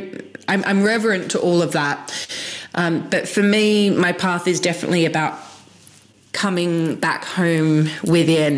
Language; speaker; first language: English; native; English